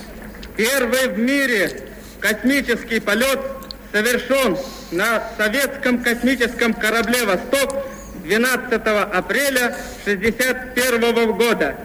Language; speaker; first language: Russian; native; Russian